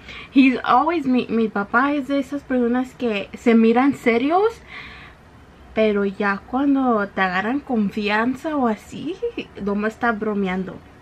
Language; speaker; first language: Spanish; early bilingual, heritage; Spanish